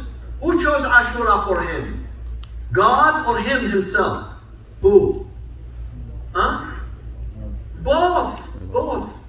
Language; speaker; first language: English; non-native, fluent; Arabic